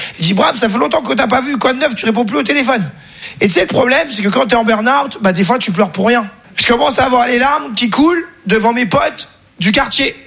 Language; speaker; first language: French; native; French